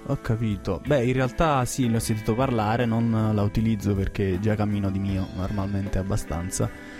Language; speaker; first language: Italian; native; Italian